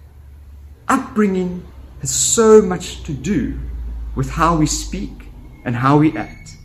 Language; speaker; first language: English; native; English